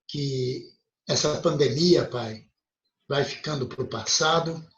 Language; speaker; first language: Portuguese; native; Portuguese